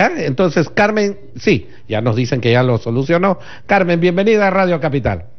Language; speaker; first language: Spanish; native; Spanish